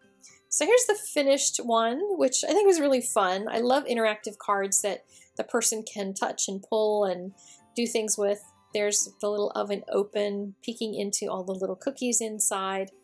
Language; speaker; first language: English; native; English